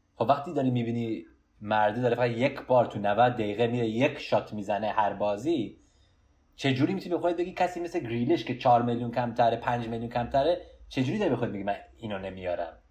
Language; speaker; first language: Persian; early bilingual, heritage; Persian